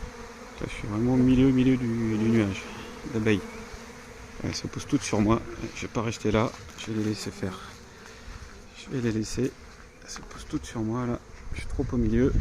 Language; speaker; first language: French; native; French